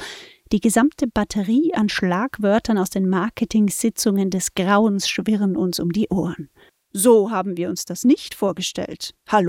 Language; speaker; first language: German; native; German